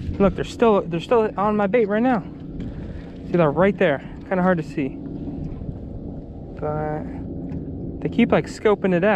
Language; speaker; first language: English; native; English